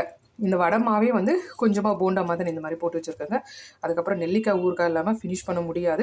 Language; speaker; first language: Tamil; native; Tamil